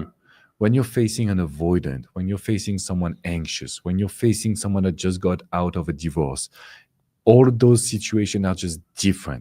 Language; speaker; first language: English; non-native, fluent; French